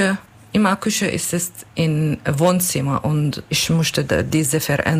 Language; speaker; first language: German; non-native, learner; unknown